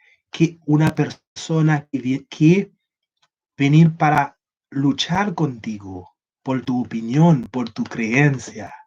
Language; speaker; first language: Spanish; non-native, learner; Haitian Creole